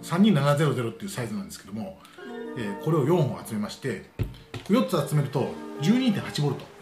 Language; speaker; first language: Japanese; native; Japanese